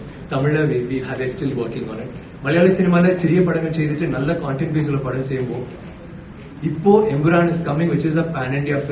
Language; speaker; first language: Malayalam; non-native, learner; Tamil